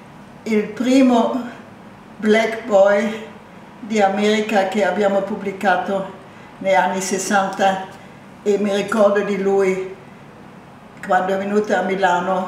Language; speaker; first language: Italian; non-native, fluent; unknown